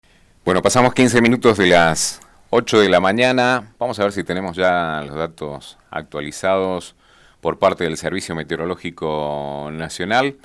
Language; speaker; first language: Spanish; native; Spanish